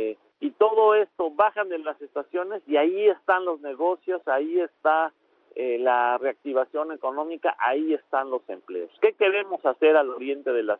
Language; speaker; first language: Spanish; native; Spanish